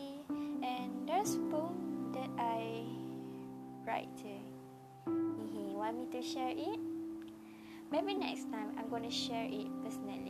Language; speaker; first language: English; non-native, local second language; Malay